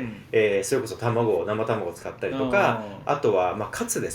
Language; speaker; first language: Japanese; native; Japanese